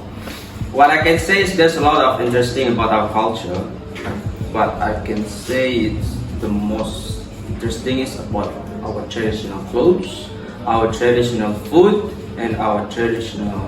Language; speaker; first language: English; non-native, local second language; Malay